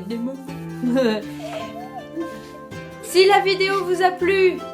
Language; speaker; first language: French; native; French